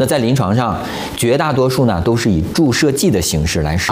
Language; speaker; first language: Chinese; native; Chinese